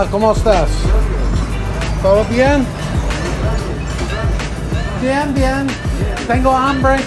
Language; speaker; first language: Spanish; non-native, learner; English